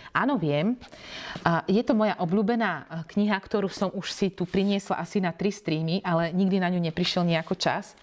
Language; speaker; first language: Slovak; native; Slovak